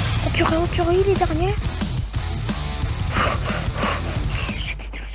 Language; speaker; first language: French; native; French